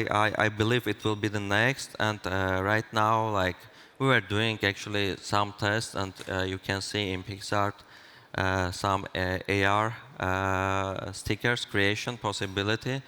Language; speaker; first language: English; non-native, fluent; Armenian